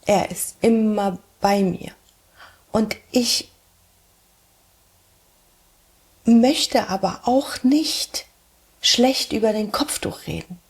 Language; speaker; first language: German; early bilingual, heritage; German